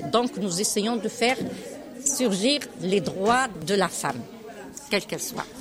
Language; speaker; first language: French; non-native, local second language; Arabic